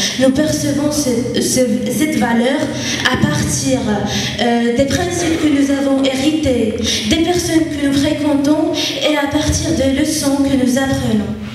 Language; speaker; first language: French; non-native, local second language; Arabic